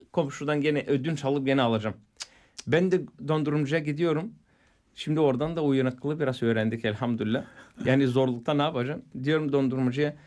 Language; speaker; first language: Turkish; non-native, fluent; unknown